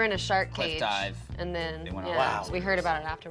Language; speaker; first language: English; native; English